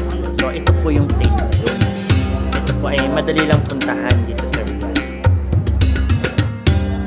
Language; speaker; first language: Filipino; native; Filipino